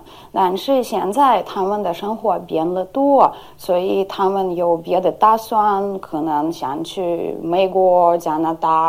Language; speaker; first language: Chinese; non-native, learner; Ukrainian